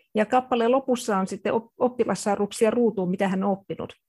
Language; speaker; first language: Finnish; native; Finnish